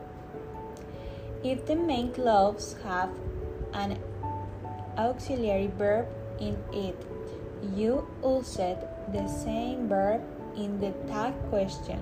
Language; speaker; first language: English; non-native, learner; Spanish